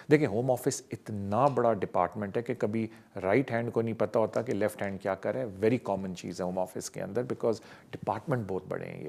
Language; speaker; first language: Urdu; native; Urdu